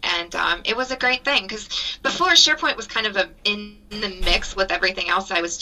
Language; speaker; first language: English; native; English